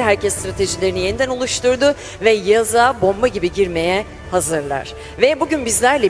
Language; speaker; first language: Turkish; native; Turkish